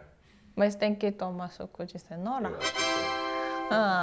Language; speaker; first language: Portuguese; non-native, learner; Korean